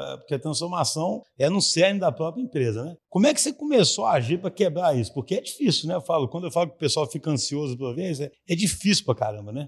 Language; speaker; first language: Portuguese; native; Portuguese